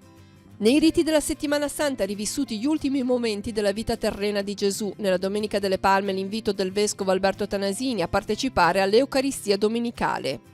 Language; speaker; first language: Italian; native; Italian